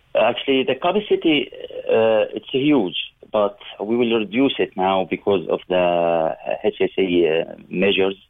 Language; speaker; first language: English; non-native, learner; Arabic